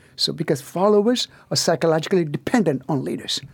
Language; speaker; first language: English; non-native, local second language; Tamil